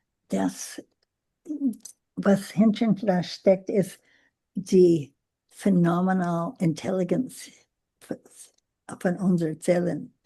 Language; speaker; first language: German; non-native, learner; English